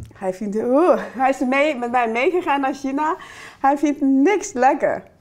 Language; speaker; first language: Dutch; non-native, fluent; Chinese